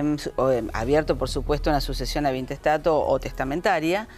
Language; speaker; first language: Spanish; native; Spanish